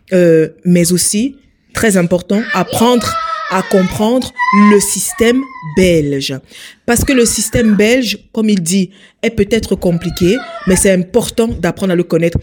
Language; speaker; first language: French; native; French